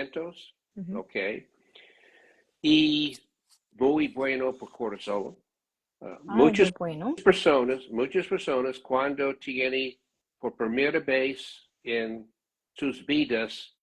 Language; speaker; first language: Spanish; non-native, learner; English